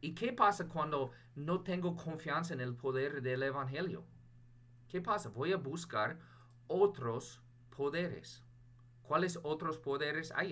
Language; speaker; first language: Spanish; non-native, fluent; English